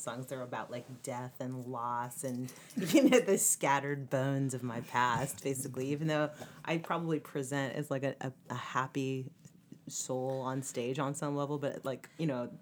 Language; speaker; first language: English; native; English